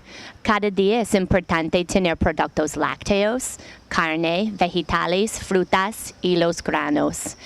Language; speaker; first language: Spanish; non-native, learner; English